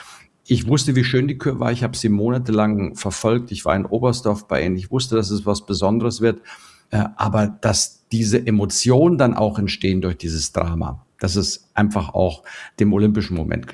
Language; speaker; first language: German; native; German